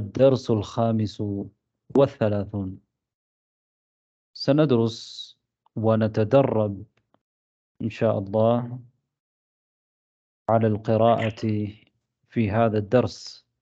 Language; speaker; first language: Arabic; non-native, fluent; Tamil